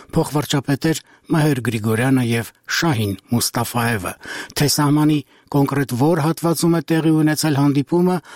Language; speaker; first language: Armenian; native; Armenian